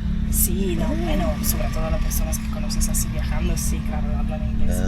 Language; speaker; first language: Spanish; non-native, fluent; Italian